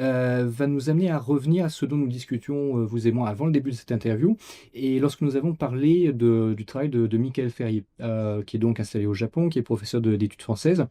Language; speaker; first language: French; native; French